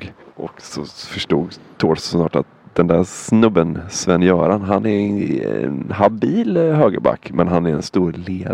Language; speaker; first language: Swedish; native; Swedish